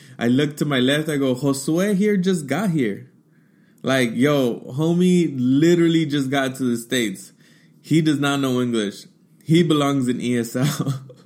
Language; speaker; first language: English; early bilingual, other home language; Spanish